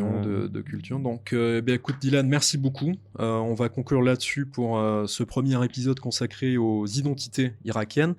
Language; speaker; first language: French; native; French